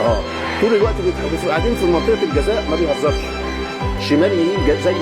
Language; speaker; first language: Arabic; native; Arabic